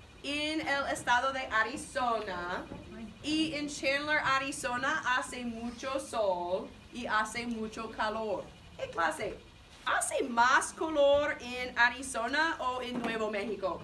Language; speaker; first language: Spanish; non-native, fluent; English